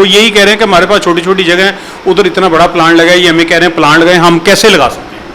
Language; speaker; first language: Urdu; non-native, local second language; Punjabi